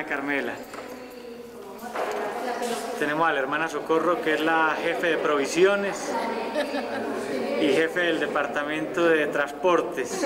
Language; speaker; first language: Spanish; native; Spanish